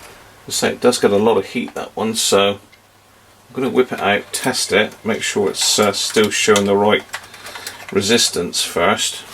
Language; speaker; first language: English; native; English